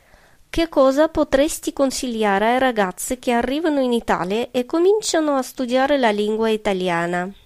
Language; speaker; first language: Italian; non-native, fluent; Russian